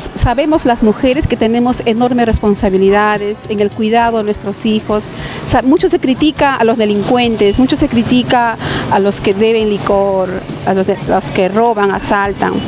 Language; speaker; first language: Spanish; native; Spanish